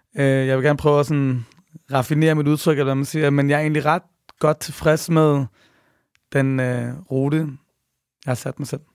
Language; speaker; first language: Danish; early bilingual, other home language; Persian